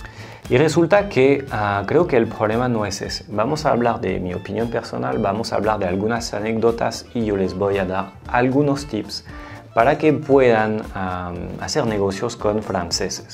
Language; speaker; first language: Spanish; non-native, fluent; French